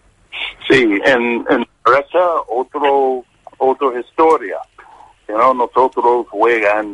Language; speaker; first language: Spanish; non-native, learner; English